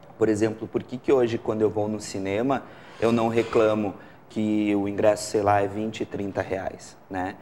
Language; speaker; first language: Portuguese; native; Portuguese